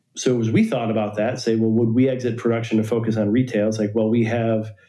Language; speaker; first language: English; native; English